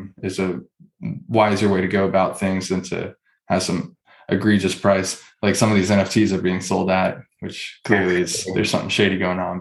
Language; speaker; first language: English; native; English